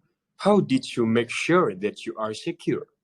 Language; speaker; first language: English; non-native, learner; Indonesian